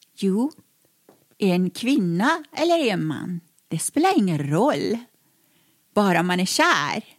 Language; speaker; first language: Swedish; non-native, fluent; Persian